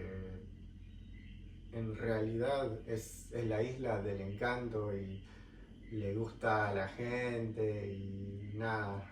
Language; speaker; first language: Spanish; non-native, fluent; English